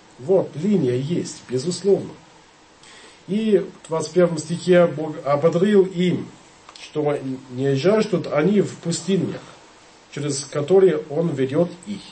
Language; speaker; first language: Russian; non-native, fluent; English